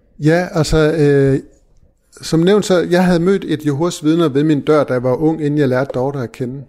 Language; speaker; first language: Danish; native; Danish